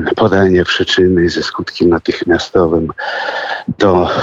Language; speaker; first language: Polish; early bilingual, heritage; Russian